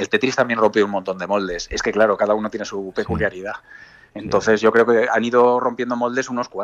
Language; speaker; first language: Spanish; native; Spanish